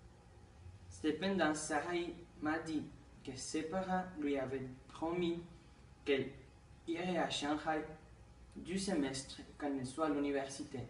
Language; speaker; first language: French; non-native, learner; Spanish